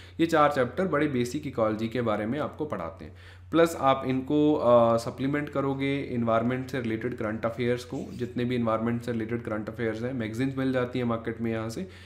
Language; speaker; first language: Hindi; native; Hindi